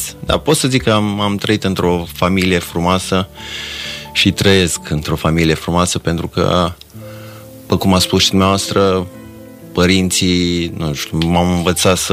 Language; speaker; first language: Romanian; native; Romanian